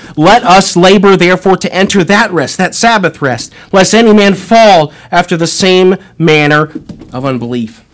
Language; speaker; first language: English; native; English